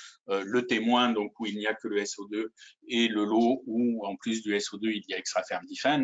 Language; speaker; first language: French; native; French